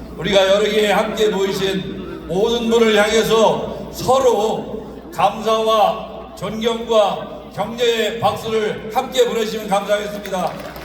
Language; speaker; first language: Korean; native; Korean